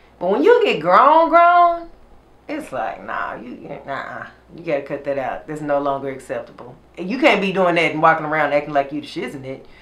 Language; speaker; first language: English; native; English